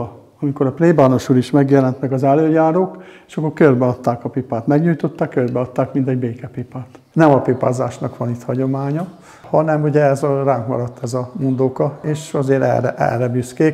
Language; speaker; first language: Hungarian; native; Hungarian